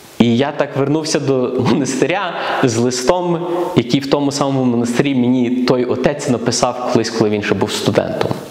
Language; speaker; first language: Ukrainian; early bilingual, heritage; Ukrainian